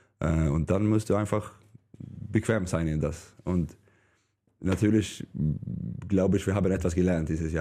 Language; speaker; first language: German; non-native, learner; Swedish